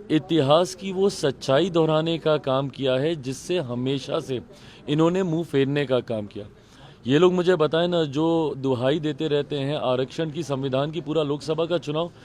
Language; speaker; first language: Hindi; native; Hindi